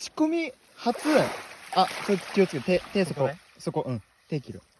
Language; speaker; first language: Japanese; native; Japanese